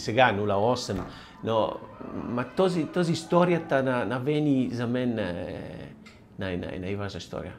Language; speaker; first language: Bulgarian; non-native, learner; Italian